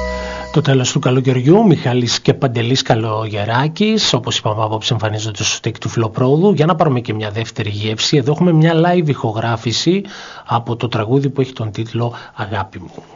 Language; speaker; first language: Greek; native; Greek